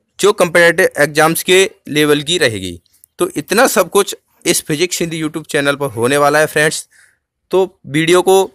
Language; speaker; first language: Hindi; native; Hindi